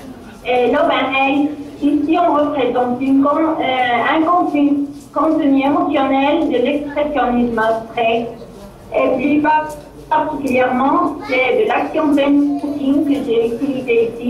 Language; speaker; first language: French; non-native, local second language; Arabic